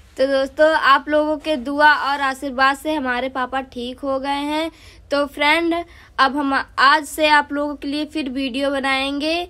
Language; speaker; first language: Hindi; native; Hindi